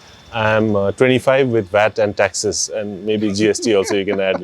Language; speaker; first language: English; non-native, local second language; Nepali